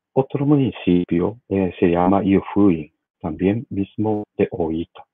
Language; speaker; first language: Spanish; non-native, learner; Japanese